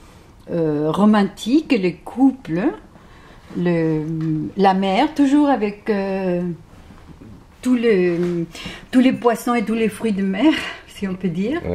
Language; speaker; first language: French; non-native, fluent; Spanish